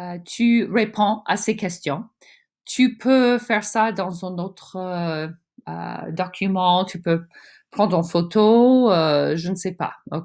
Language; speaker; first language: French; non-native, fluent; English